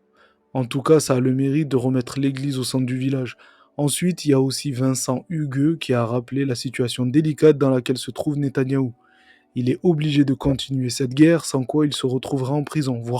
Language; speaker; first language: French; native; French